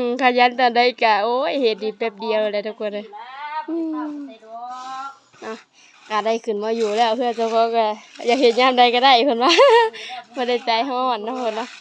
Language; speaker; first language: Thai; non-native, local second language; Northeastern Thai